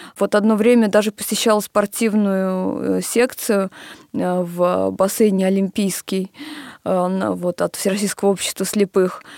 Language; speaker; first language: Russian; native; Russian